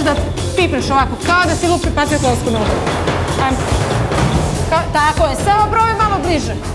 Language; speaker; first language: Serbian; native; Serbian